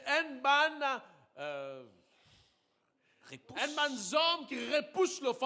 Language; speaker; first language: French; non-native, local second language; Morisyen